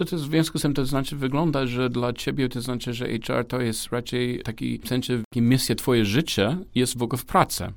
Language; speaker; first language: Polish; non-native, learner; English